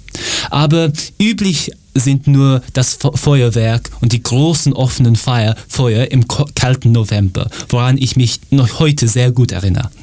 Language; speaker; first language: German; non-native, fluent; English